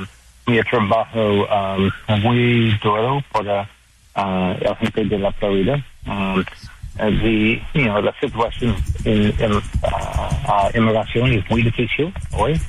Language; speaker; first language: Spanish; non-native, learner; English